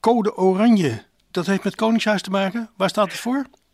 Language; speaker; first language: Dutch; native; Dutch